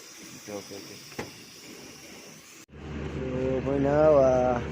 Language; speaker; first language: English; non-native, learner; Filipino